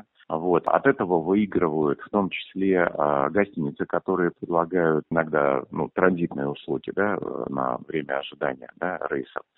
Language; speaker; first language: Russian; native; Russian